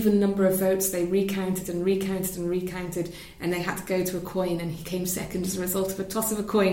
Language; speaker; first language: English; native; English